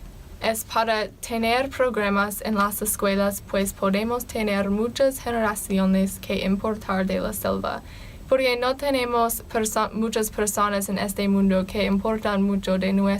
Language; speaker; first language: Spanish; non-native, learner; English